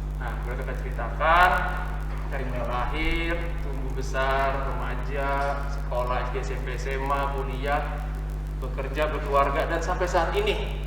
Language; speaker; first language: Indonesian; native; Indonesian